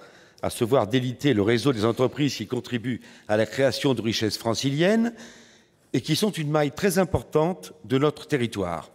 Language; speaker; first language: French; native; French